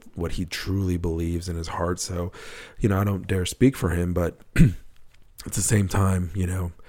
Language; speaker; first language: English; native; English